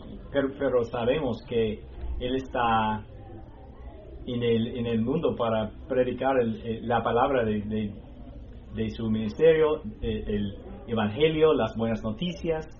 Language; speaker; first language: Spanish; non-native, fluent; English